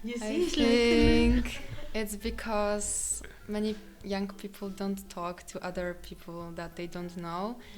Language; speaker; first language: English; non-native, fluent; Polish